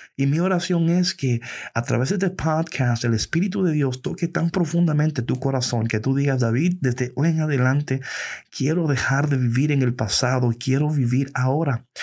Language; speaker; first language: Spanish; early bilingual, heritage; Spanish